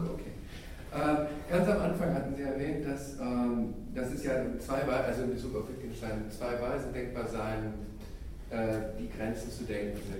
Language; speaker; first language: German; native; German